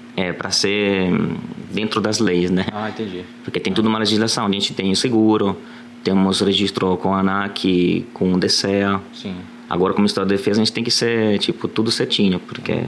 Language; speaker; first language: Portuguese; non-native, fluent; Italian